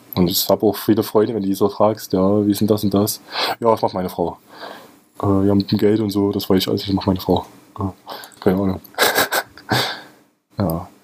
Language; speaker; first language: German; native; German